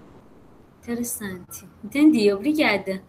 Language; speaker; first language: Portuguese; non-native, fluent; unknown